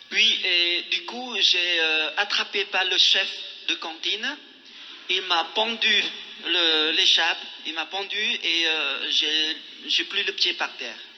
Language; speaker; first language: French; non-native, fluent; Khmer